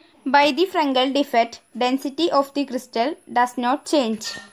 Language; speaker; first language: English; non-native, local second language; Malayalam